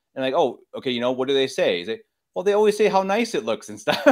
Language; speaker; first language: English; native; English